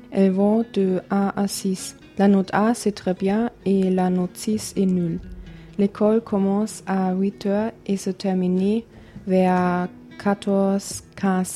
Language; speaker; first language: French; non-native, learner; German